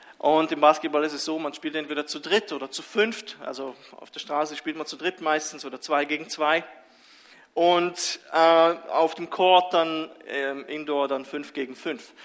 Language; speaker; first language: German; native; German